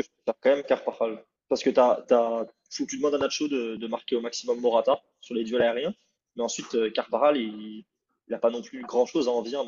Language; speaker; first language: French; native; French